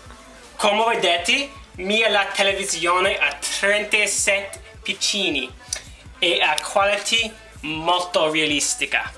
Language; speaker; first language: Italian; non-native, learner; English